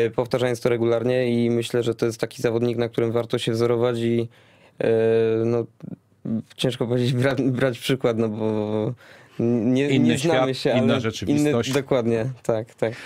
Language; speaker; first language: Polish; native; Polish